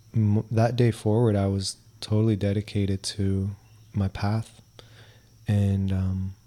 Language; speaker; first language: English; early bilingual, other home language; Spanish